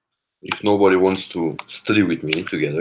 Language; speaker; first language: English; non-native, fluent; Korean